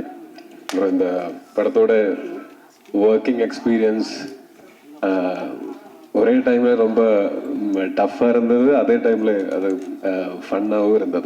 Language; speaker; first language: Tamil; non-native, local second language; Malayalam